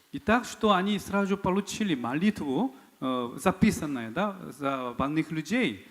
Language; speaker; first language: Russian; non-native, fluent; Korean